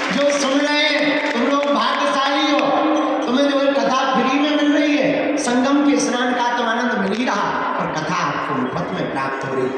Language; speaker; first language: Hindi; native; Hindi